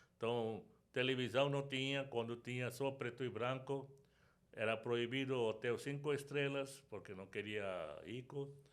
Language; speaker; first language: Portuguese; non-native, fluent; Sindhi